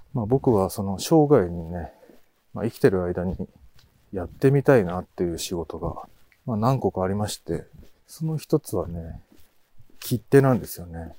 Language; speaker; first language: Japanese; native; Japanese